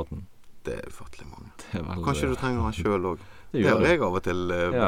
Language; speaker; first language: Norwegian; native; Norwegian